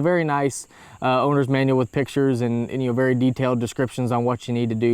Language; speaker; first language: English; native; English